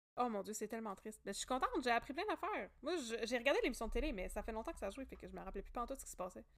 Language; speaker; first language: French; native; French